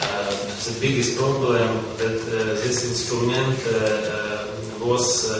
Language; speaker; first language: English; non-native, learner; Russian